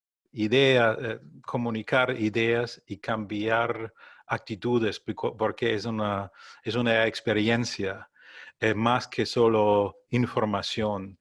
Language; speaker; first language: Spanish; non-native, learner; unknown